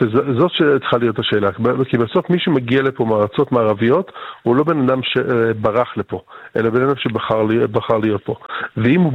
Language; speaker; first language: Hebrew; early bilingual, other home language; English